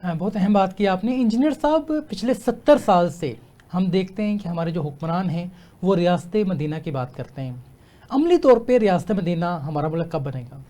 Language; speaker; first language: Urdu; native; Urdu